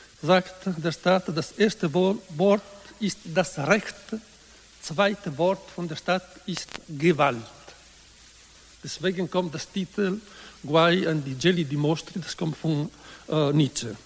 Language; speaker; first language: German; non-native, learner; Italian